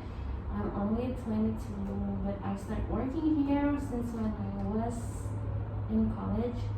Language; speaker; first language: English; non-native, fluent; Indonesian